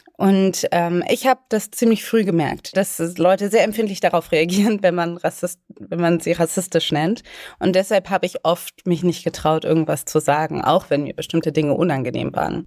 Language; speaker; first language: German; native; German